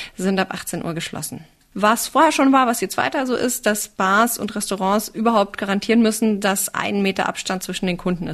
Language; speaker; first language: German; native; German